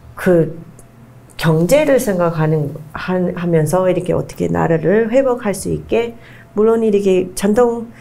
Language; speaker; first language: Korean; non-native, fluent; English